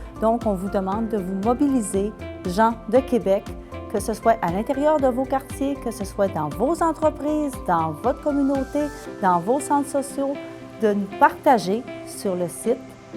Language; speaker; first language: French; native; French